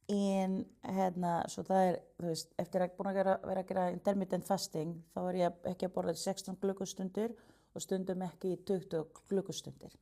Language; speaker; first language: Icelandic; non-native, learner; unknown